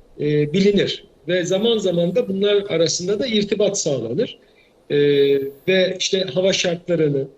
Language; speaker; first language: Turkish; native; Turkish